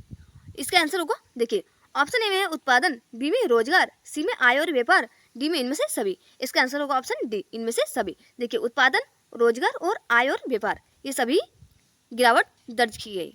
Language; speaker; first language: Hindi; native; Hindi